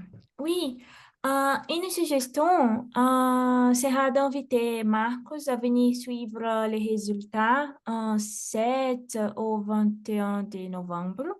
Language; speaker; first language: French; non-native, fluent; Portuguese